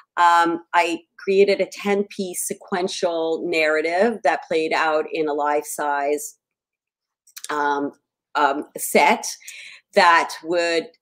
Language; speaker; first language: English; native; English